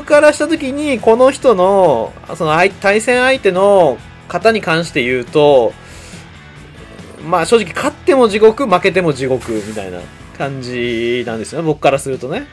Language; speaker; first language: Japanese; native; Japanese